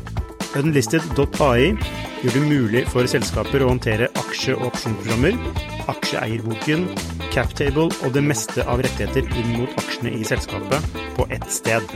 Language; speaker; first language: Norwegian; native; Norwegian